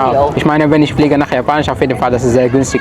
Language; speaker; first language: German; non-native, learner; Arabic